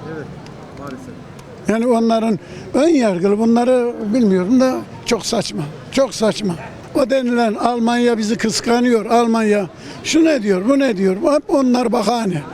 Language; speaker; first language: Turkish; native; Turkish